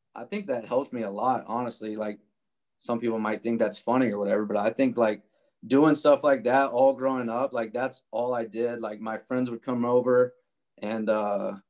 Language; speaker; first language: English; native; English